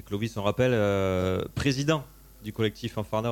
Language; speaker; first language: French; native; French